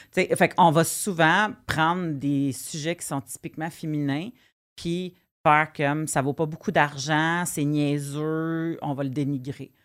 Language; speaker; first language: French; native; French